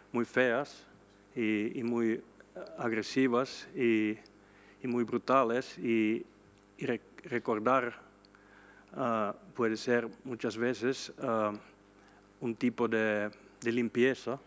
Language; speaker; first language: Spanish; non-native, fluent; Swedish